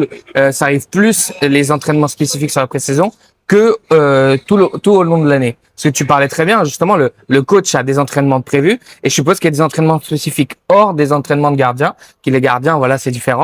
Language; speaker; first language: French; native; French